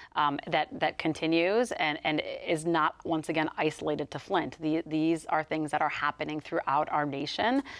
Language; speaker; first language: English; native; English